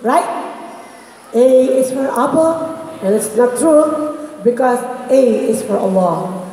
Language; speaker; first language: English; non-native, local second language; Filipino